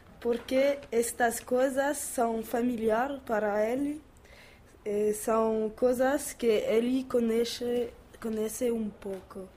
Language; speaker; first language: Portuguese; non-native, learner; French